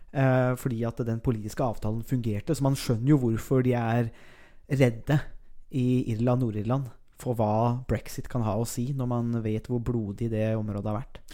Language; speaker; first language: Norwegian; native; Norwegian